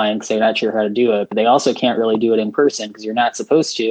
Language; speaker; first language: English; native; English